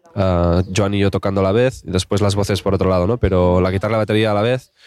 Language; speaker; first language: Spanish; native; Spanish